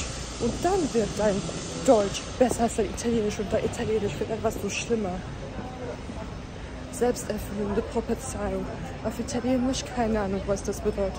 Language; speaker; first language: German; non-native, fluent; Turkish